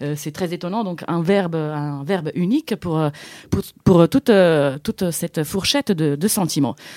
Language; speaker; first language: French; non-native, fluent; Italian